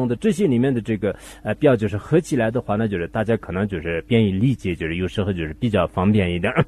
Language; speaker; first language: Chinese; native; Chinese